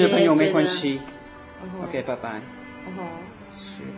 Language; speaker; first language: Chinese; non-native, learner; French